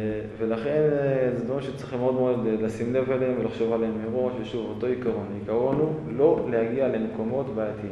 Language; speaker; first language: Hebrew; native; Hebrew